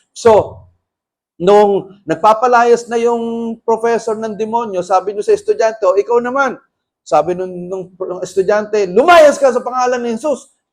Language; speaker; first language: Filipino; native; Filipino